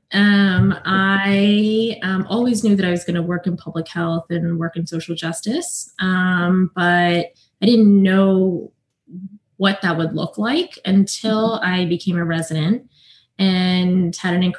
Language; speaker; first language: English; native; English